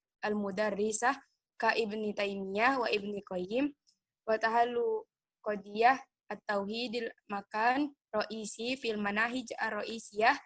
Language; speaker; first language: Arabic; non-native, learner; Indonesian